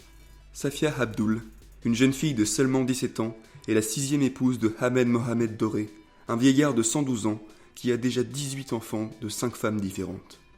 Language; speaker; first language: French; native; French